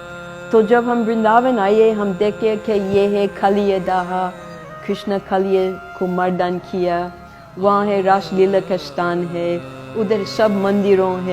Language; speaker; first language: Hindi; non-native, fluent; English